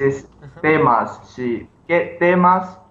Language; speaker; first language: Spanish; non-native, learner; English